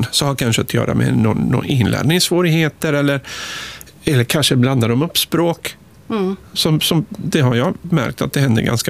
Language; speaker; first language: Swedish; non-native, fluent; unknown